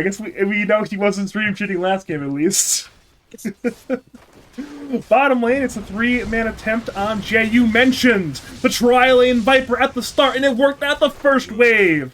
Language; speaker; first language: English; native; English